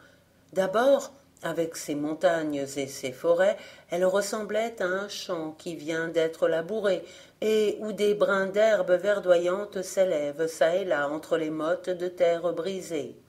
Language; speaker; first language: French; native; French